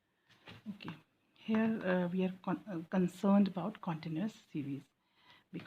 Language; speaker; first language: English; non-native, local second language; Hindi